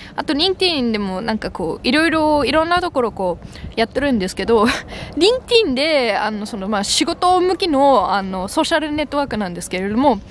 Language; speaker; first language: Japanese; non-native, fluent; German